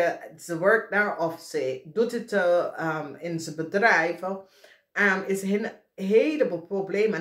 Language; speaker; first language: Dutch; non-native, fluent; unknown